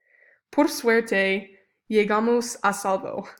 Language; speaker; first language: Spanish; non-native, learner; English